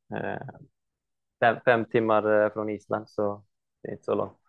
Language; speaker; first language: Swedish; non-native, fluent; Icelandic